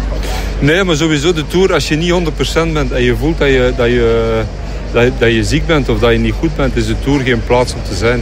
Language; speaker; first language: Dutch; native; Dutch